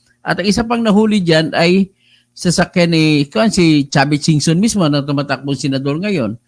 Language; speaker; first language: Filipino; non-native, local second language; Cebuano